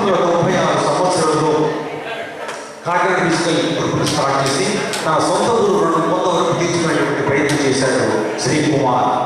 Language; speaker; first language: Telugu; native; Telugu